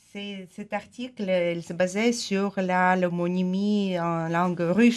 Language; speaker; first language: French; non-native, fluent; Ukrainian